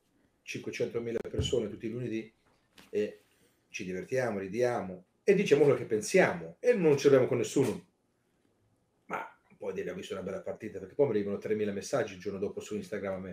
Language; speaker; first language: Italian; early bilingual, heritage; Italian